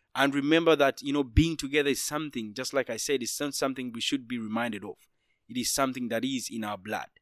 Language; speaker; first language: English; non-native, local second language; Ganda